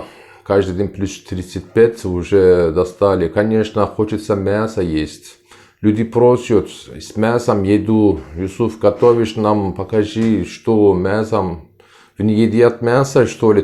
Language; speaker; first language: Russian; non-native, learner; Turkish